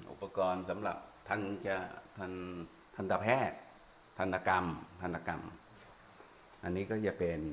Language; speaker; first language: Thai; native; Thai